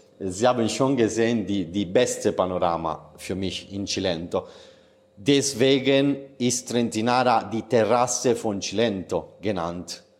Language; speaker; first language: German; non-native, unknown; Italian